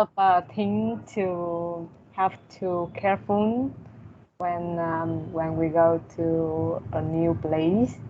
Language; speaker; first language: English; non-native, learner; Vietnamese